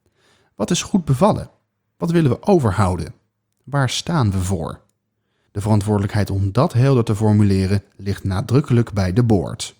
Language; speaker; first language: Dutch; native; Dutch